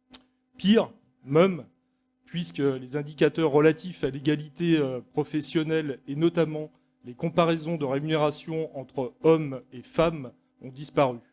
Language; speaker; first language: French; native; French